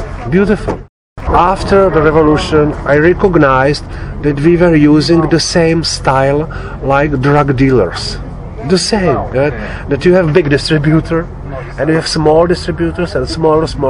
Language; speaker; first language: English; non-native, fluent; Czech